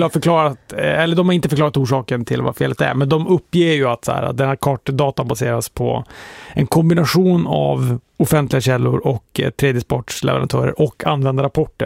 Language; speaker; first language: Swedish; native; Swedish